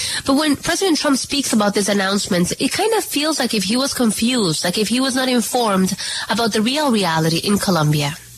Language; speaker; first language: English; non-native, fluent; Spanish